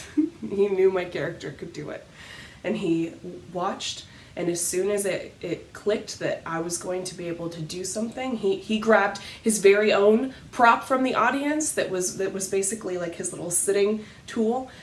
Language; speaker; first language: English; native; English